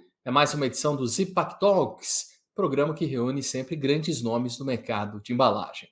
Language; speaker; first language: Portuguese; native; Portuguese